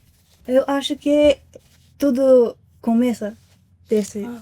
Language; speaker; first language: Portuguese; non-native, fluent; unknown